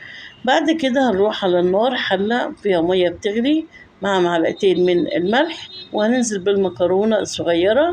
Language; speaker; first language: Arabic; native; Arabic